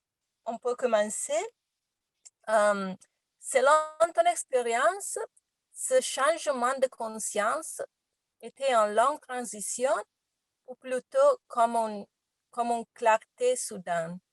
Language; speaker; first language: French; non-native, learner; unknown